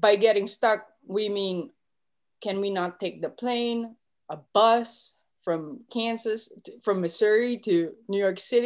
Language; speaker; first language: English; non-native, local second language; Filipino